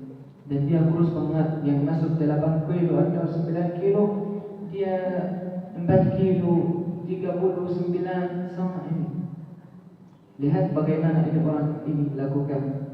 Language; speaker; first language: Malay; non-native, learner; Arabic